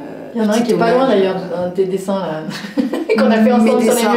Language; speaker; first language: French; native; French